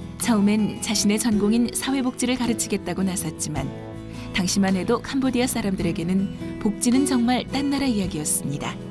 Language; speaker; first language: Korean; native; Korean